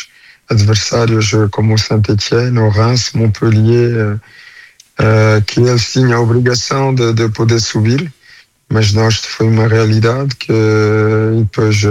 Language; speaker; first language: Portuguese; early bilingual, heritage; French